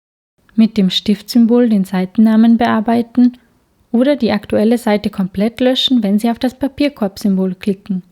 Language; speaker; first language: German; native; German